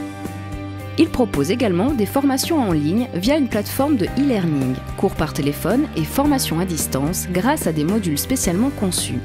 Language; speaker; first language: French; native; French